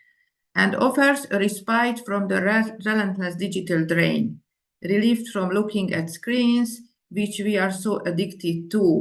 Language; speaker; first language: English; non-native, fluent; Indonesian